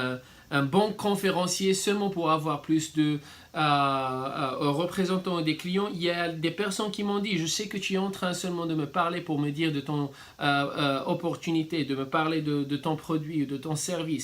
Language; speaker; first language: French; non-native, fluent; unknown